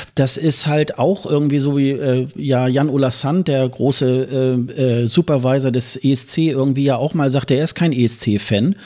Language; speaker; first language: German; native; German